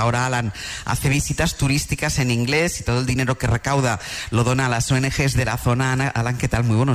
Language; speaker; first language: Spanish; native; Spanish